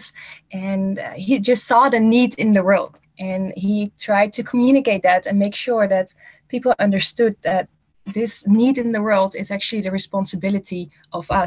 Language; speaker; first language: English; non-native, fluent; Dutch